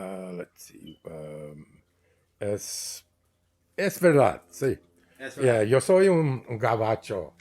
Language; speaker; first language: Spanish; non-native, learner; English